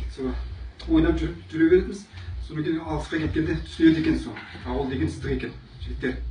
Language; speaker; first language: Kazakh; non-native, local second language; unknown